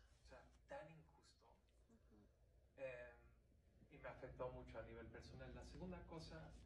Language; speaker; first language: Spanish; native; Spanish